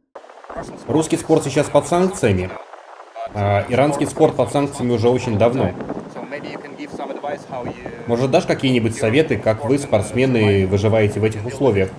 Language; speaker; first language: Russian; native; Russian